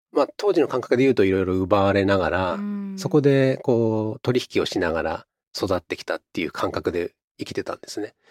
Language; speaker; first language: Japanese; native; Japanese